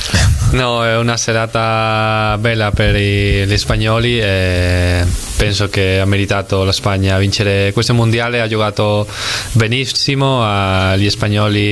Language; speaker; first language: Italian; non-native, learner; Spanish